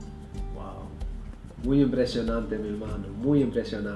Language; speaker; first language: Spanish; early bilingual, heritage; Spanish